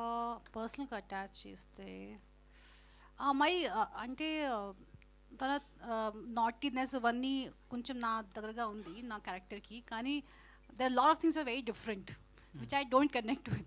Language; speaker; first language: Telugu; non-native, fluent; Hindi